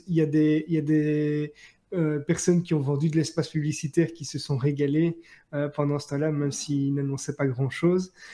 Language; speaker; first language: French; native; French